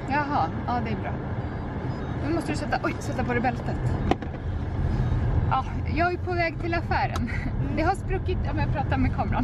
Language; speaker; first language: Swedish; native; Swedish